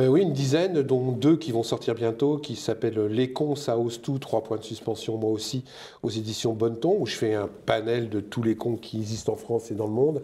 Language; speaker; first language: French; native; French